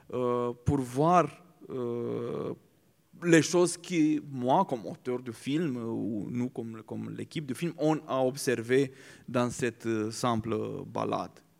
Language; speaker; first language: French; non-native, fluent; Romanian